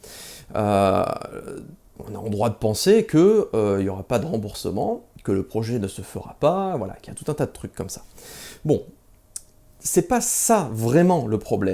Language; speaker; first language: French; native; French